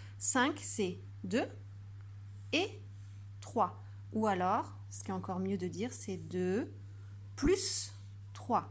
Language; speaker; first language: French; native; French